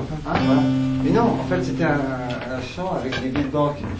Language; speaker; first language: French; native; French